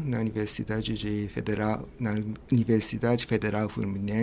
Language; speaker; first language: Portuguese; non-native, fluent; Japanese